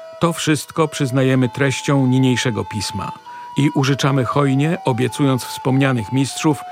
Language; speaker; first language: Polish; native; Polish